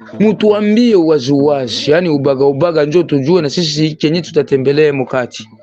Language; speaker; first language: Swahili; native; Swahili